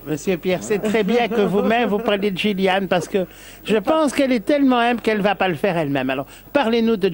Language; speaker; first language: French; native; French